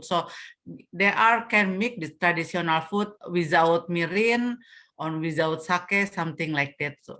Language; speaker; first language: English; non-native, learner; Indonesian